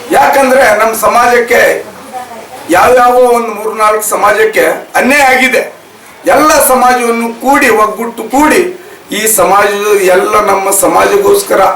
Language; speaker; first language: Kannada; native; Kannada